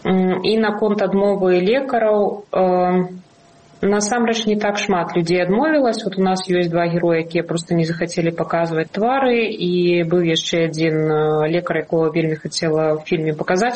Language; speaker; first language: Belarusian; non-native, local second language; Russian